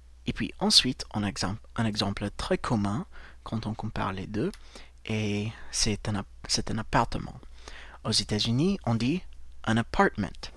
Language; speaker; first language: French; non-native, fluent; English